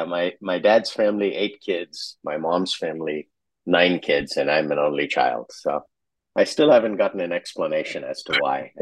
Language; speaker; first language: English; non-native, local second language; Urdu